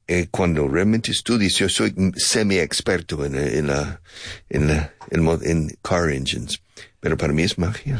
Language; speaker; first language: Spanish; non-native, fluent; English